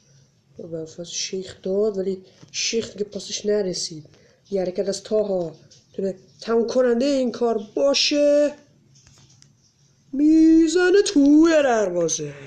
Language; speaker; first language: Persian; native; Persian